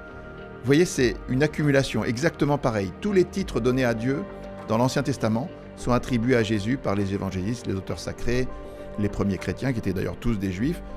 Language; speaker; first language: French; native; French